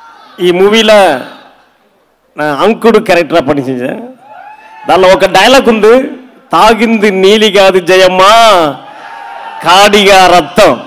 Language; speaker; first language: Telugu; non-native, learner; Tamil